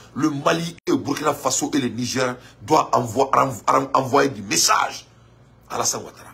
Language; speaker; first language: French; non-native, local second language; Bambara